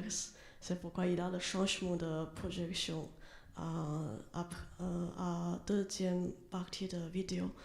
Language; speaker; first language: French; non-native, learner; Chinese